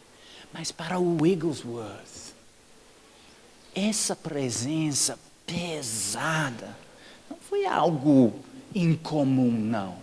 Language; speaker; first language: Portuguese; non-native, fluent; English